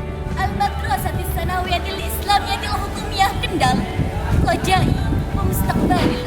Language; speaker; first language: Arabic; non-native, learner; Indonesian